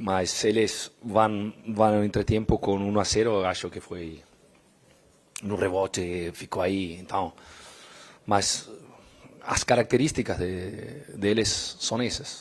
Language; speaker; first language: Portuguese; non-native, fluent; Spanish